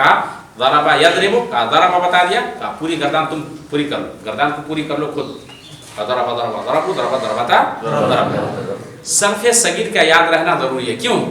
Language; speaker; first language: Urdu; non-native, local second language; Bangla